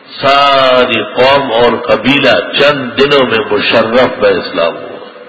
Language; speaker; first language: Urdu; non-native, local second language; Pashto